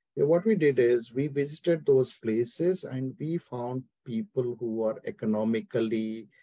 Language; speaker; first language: English; non-native, local second language; Telugu